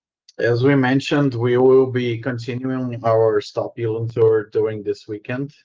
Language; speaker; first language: English; non-native, fluent; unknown